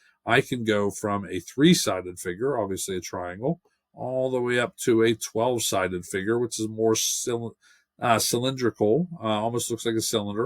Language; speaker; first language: English; native; English